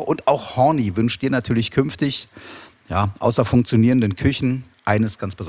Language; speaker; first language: German; native; German